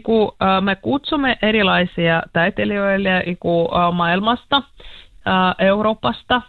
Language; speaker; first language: Finnish; non-native, learner; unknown